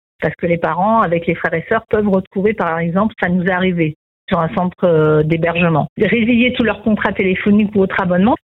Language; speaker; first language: French; native; French